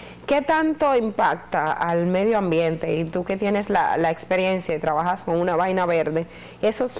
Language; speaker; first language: Spanish; native; Spanish